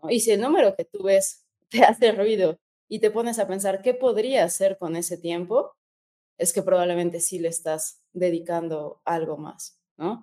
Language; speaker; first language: Spanish; native; Spanish